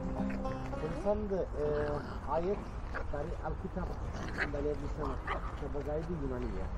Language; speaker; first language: Indonesian; non-native, learner; Turkish